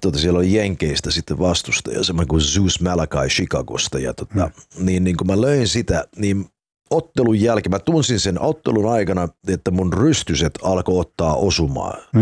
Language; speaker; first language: Finnish; early bilingual, heritage; Finnish